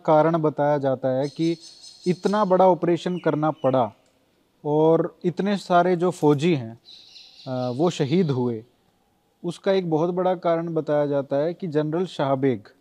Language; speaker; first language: Hindi; native; Hindi